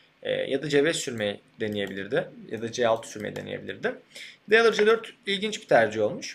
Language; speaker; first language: Turkish; native; Turkish